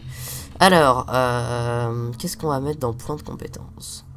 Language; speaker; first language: French; native; French